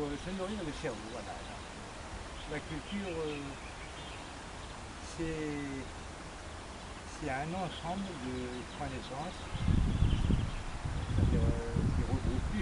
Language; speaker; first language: French; non-native, local second language; Kabyle